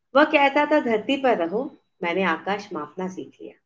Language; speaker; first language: Hindi; native; Hindi